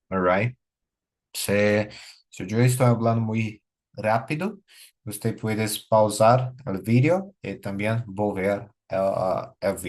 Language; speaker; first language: Spanish; non-native, learner; Portuguese